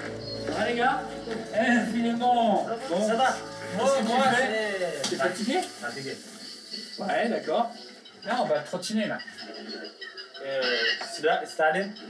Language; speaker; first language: French; native; French